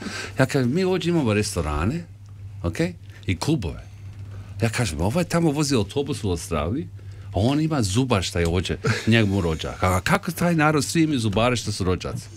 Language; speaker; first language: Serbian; early bilingual, heritage; Serbian